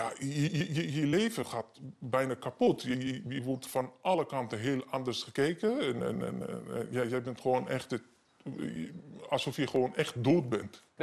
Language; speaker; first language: Dutch; non-native, learner; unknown